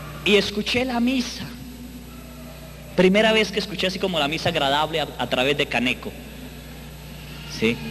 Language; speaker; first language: Spanish; native; Spanish